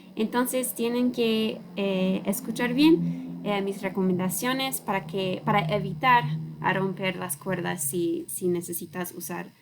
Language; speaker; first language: Spanish; non-native, learner; English